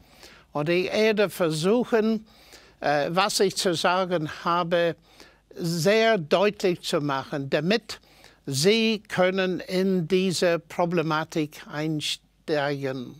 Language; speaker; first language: German; non-native, fluent; English